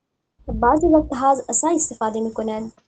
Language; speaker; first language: Persian; non-native, learner; Urdu